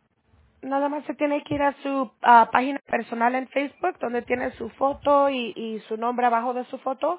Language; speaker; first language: Spanish; early bilingual, heritage; Spanish